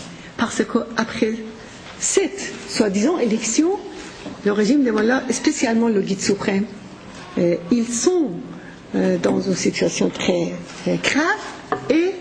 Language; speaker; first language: French; non-native, fluent; Persian